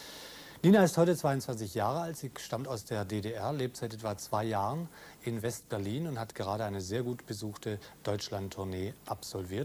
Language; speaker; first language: German; native; German